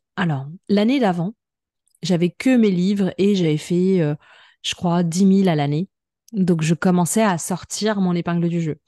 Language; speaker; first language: French; native; French